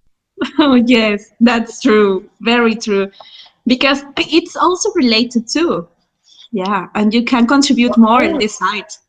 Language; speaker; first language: English; non-native, fluent; Spanish